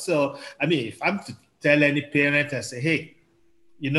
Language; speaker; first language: English; non-native, local second language; Yoruba